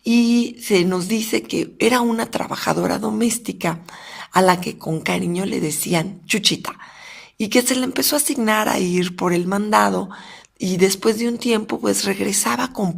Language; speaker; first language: Spanish; native; Spanish